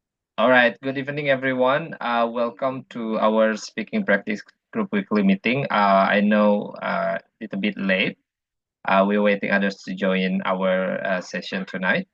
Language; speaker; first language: English; non-native, fluent; Indonesian